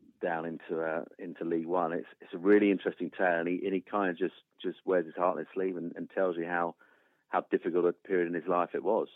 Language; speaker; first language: English; native; English